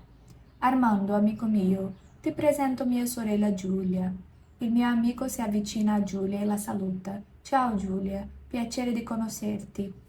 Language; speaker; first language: Italian; non-native, learner; Portuguese